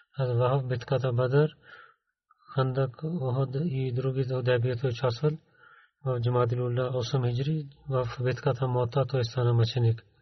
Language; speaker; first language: Bulgarian; non-native, learner; Urdu